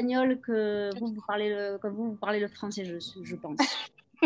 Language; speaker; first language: French; native; French